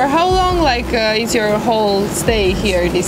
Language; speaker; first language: English; non-native, fluent; Romanian